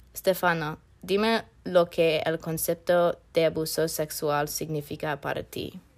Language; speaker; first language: Spanish; non-native, fluent; English